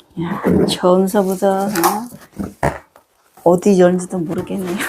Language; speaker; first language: Korean; non-native, learner; Vietnamese